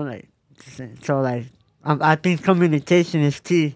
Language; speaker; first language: English; early bilingual, other home language; Spanish